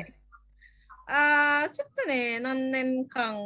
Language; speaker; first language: Japanese; non-native, fluent; Indonesian